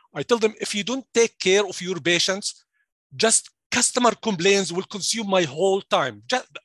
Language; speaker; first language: English; non-native, fluent; Arabic